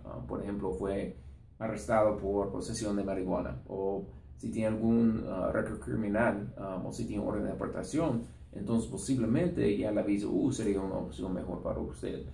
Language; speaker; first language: Spanish; non-native, fluent; English